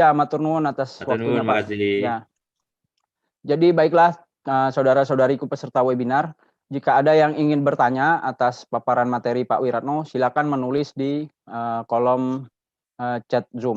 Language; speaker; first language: Indonesian; native; Indonesian